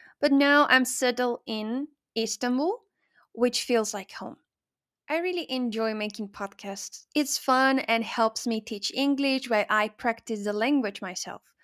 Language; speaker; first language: English; non-native, fluent; Spanish